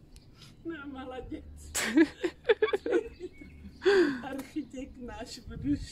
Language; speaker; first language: Russian; early bilingual, heritage; Czech